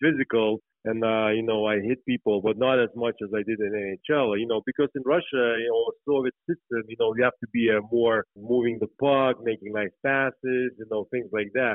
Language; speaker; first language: English; non-native, fluent; Lithuanian